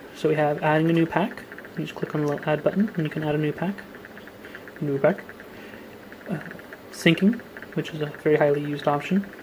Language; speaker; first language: English; native; English